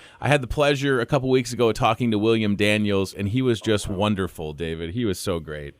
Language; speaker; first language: English; native; English